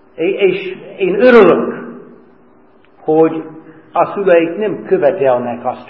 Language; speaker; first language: Hungarian; non-native, fluent; English